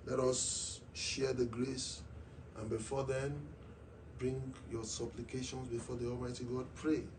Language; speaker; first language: English; non-native, local second language; Yoruba